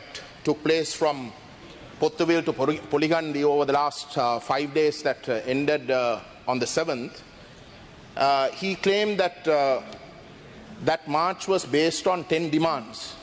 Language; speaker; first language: English; non-native, local second language; Tamil